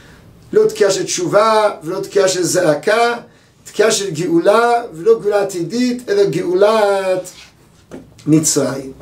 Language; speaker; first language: Hebrew; native; Hebrew